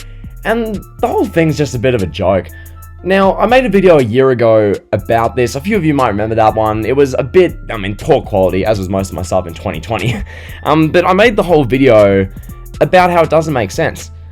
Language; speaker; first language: English; native; English